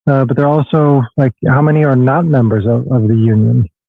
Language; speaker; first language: English; non-native, fluent; Swedish